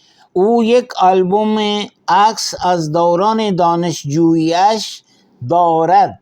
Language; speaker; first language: Persian; non-native, fluent; Urdu